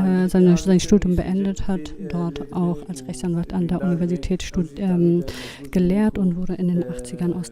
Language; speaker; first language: German; non-native, fluent; Kurdish